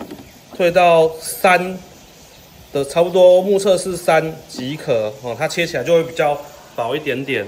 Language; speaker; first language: Chinese; native; Chinese